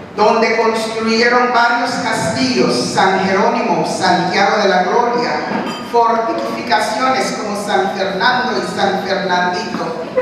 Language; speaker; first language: Spanish; non-native, local second language; English